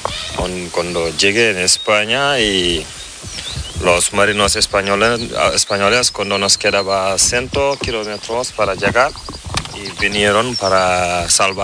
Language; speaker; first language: Spanish; non-native, learner; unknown